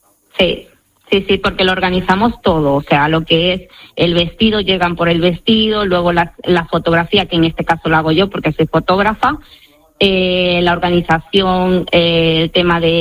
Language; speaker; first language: Spanish; native; Spanish